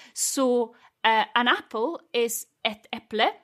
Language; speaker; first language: Swedish; native; Swedish